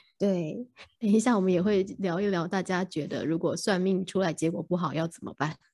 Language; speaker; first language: Chinese; native; Chinese